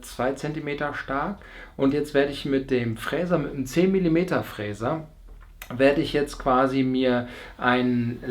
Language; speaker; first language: German; native; German